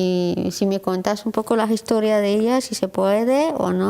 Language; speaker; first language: Spanish; non-native, learner; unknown